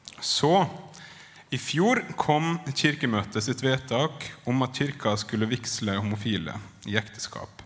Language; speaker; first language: Norwegian; native; Norwegian